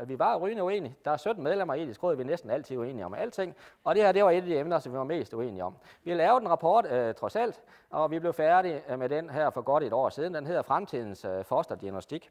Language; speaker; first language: Danish; native; Danish